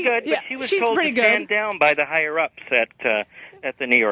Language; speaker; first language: English; native; English